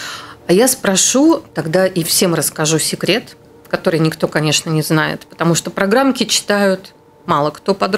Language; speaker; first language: Russian; native; Russian